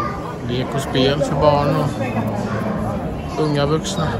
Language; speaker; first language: Swedish; native; Swedish